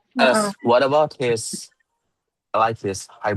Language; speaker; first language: English; non-native, learner; Indonesian